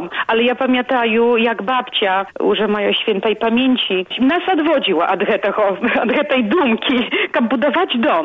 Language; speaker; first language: Polish; non-native, local second language; Belarusian